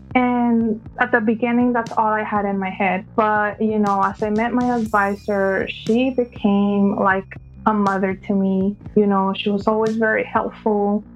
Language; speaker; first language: English; early bilingual, other home language; Spanish